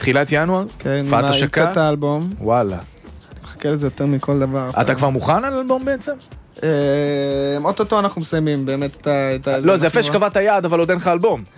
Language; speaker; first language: Hebrew; native; Hebrew